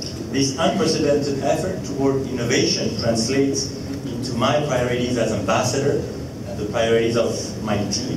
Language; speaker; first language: English; non-native, fluent; French